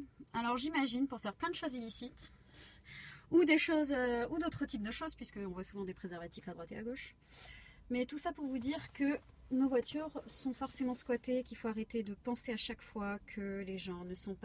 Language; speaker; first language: French; native; French